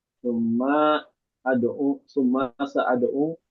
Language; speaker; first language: Arabic; non-native, learner; Indonesian